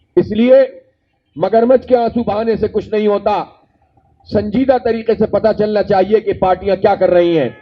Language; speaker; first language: Urdu; native; Urdu